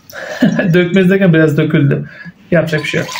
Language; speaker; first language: Turkish; native; Turkish